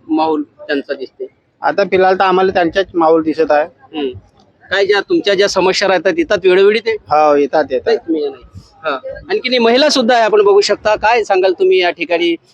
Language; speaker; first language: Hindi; non-native, local second language; Marathi